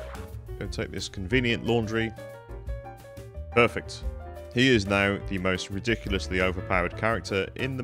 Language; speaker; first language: English; native; English